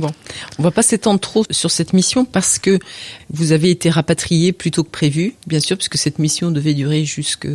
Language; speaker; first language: French; native; French